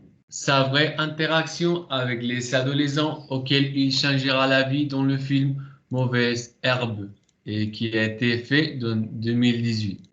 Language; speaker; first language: French; non-native, fluent; Spanish